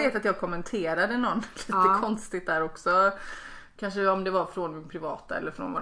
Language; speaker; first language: Swedish; native; Swedish